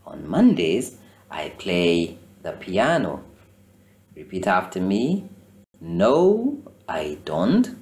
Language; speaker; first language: English; non-native, fluent; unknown